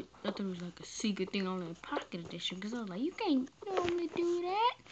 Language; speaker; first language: English; native; English